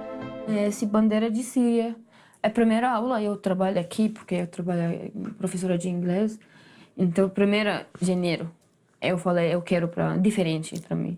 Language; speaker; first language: Portuguese; non-native, learner; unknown